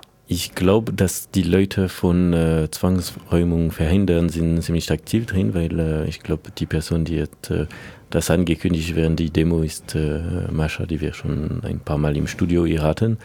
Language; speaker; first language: German; non-native, fluent; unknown